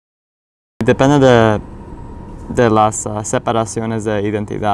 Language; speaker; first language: Spanish; early bilingual, heritage; English